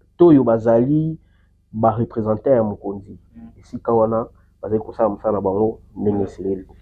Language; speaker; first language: Lingala; native; Lingala